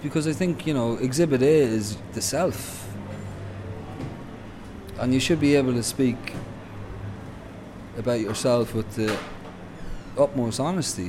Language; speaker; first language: English; native; English